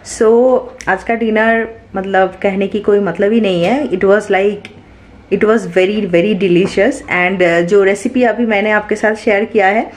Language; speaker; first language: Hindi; non-native, local second language; Bangla